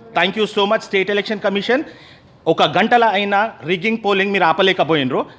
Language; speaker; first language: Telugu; native; Telugu